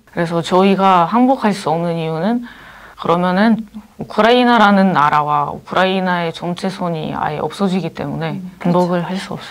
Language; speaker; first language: Korean; non-native, fluent; Ukrainian